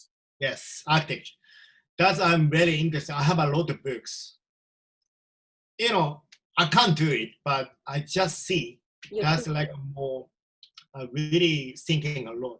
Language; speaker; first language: English; non-native, learner; Japanese